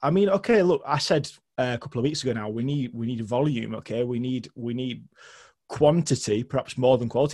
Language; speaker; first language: English; native; English